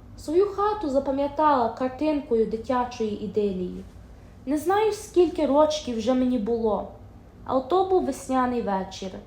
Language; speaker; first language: Ukrainian; early bilingual, heritage; Ukrainian